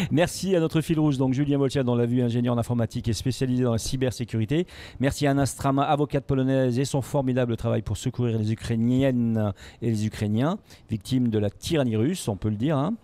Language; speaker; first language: French; native; French